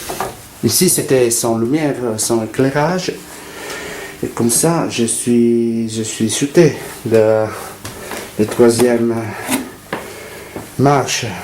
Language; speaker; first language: French; non-native, learner; Italian